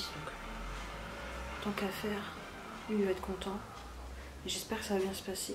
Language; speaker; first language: French; native; French